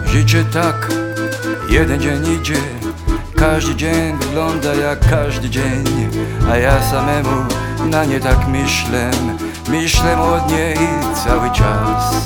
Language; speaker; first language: Polish; early bilingual, heritage; Polish